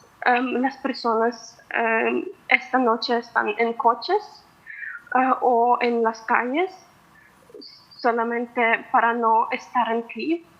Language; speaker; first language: Spanish; non-native, fluent; Ukrainian